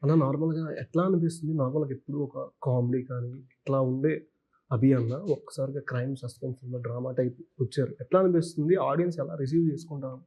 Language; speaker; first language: Telugu; native; Telugu